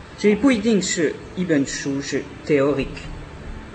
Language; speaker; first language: Chinese; non-native, learner; French